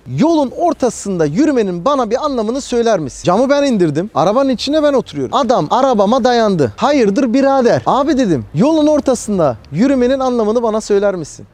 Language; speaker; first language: Turkish; early bilingual, heritage; Turkish